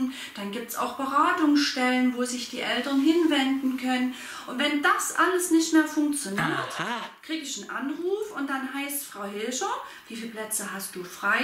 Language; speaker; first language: German; native; German